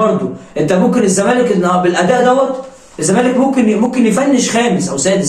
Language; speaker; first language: Arabic; native; Arabic